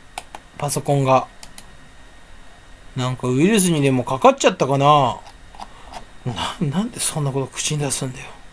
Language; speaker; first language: Japanese; native; Japanese